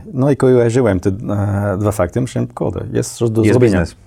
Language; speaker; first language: Polish; non-native, fluent; French